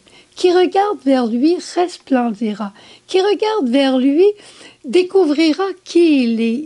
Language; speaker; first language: French; native; French